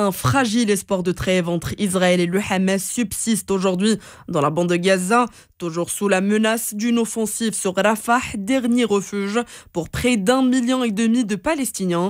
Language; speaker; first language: French; non-native, local second language; Arabic